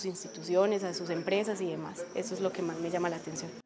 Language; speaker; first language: Spanish; native; Spanish